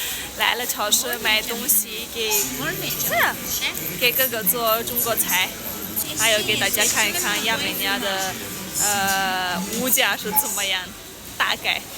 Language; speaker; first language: Chinese; non-native, fluent; Armenian